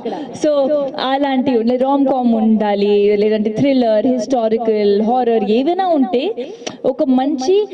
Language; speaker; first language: Telugu; non-native, local second language; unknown